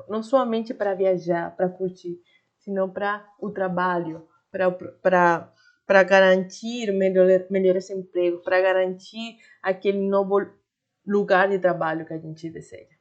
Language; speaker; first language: Portuguese; non-native, fluent; Spanish